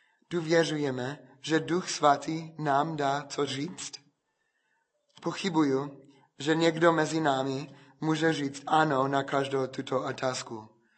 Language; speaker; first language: Czech; non-native, fluent; English